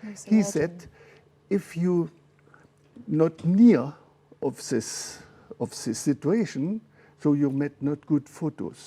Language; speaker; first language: English; non-native, learner; German